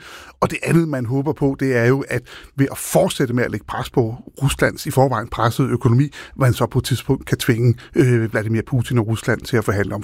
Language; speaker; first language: Danish; native; Danish